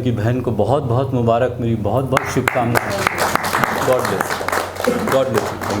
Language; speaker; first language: Hindi; native; Hindi